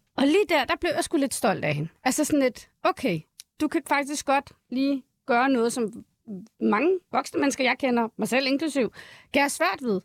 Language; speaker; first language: Danish; early bilingual, other home language; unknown